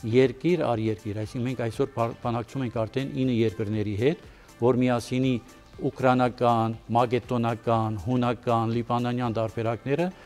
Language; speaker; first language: Armenian; early bilingual, heritage; Armenian